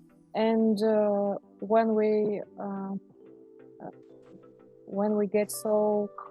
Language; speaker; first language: English; non-native, learner; Russian